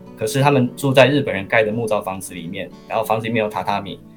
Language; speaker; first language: Chinese; native; Chinese